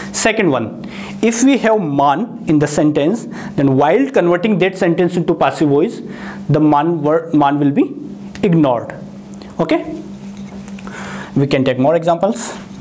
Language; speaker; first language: English; non-native, local second language; Hindi